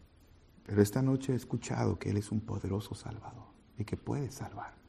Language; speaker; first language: Spanish; native; Spanish